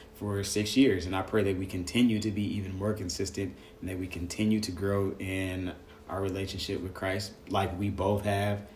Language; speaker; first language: English; native; English